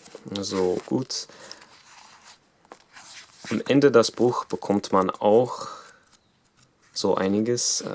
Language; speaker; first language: German; non-native, fluent; English